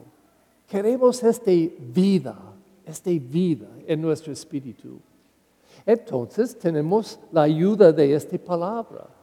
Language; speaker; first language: Spanish; non-native, learner; English